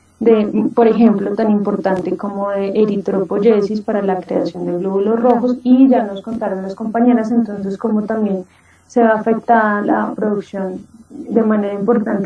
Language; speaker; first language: Spanish; native; Spanish